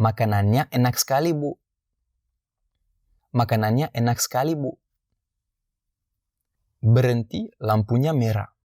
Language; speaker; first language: Indonesian; non-native, fluent; French